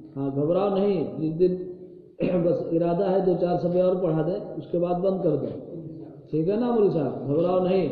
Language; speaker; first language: Urdu; native; Urdu